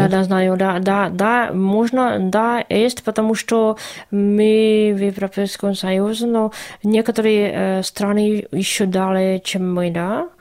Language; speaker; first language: Russian; non-native, learner; Czech